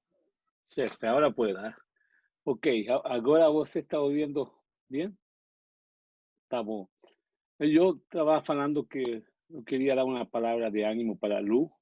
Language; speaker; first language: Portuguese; non-native, learner; Spanish